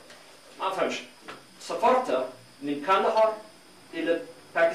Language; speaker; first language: Arabic; non-native, fluent; English